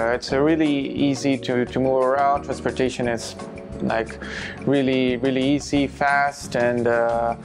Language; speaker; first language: English; non-native, fluent; Spanish